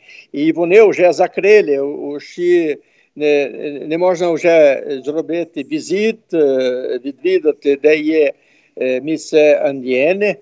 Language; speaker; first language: Ukrainian; early bilingual, heritage; Ukrainian